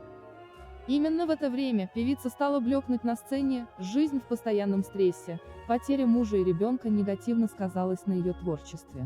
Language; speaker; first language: Russian; native; Russian